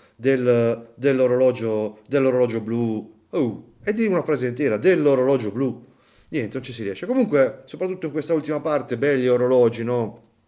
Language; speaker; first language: Italian; native; Italian